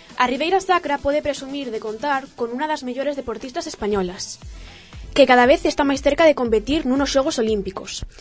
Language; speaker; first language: Galician; native; Galician